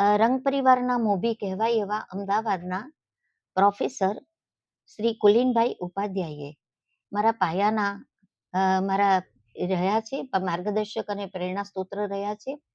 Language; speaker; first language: Gujarati; native; Gujarati